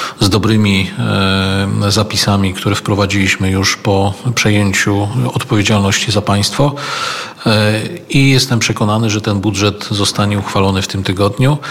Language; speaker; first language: Polish; native; Polish